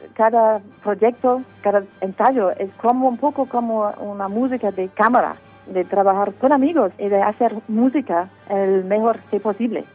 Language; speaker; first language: Spanish; non-native, fluent; English